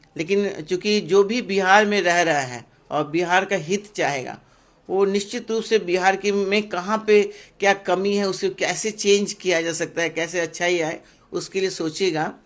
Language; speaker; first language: Hindi; non-native, local second language; Bangla